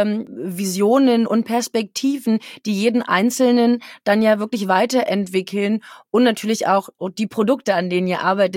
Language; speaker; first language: German; native; German